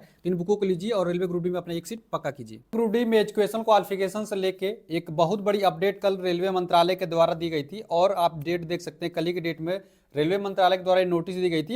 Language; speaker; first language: Hindi; native; Hindi